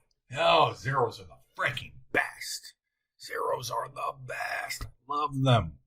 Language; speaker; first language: English; native; English